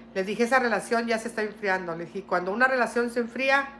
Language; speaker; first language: Spanish; native; Spanish